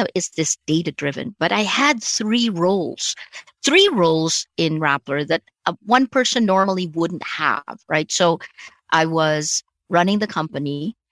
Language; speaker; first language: English; early bilingual, other home language; Filipino